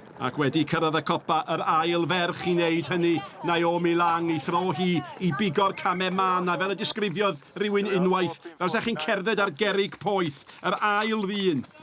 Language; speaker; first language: Welsh; native; Welsh